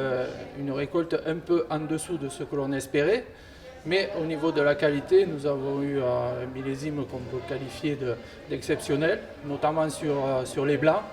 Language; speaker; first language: French; native; French